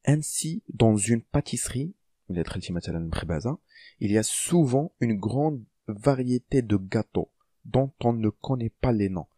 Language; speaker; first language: French; non-native, local second language; Arabic